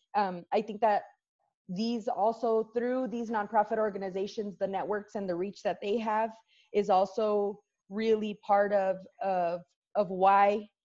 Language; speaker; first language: English; early bilingual, other home language; Spanish